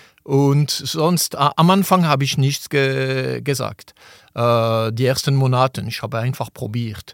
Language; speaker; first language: German; non-native, local second language; French